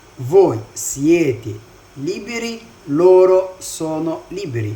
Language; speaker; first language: Italian; non-native, fluent; Arabic